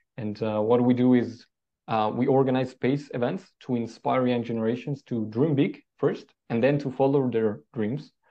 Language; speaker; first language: English; non-native, fluent; Italian